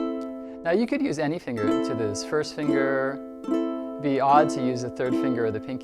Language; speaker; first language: English; native; English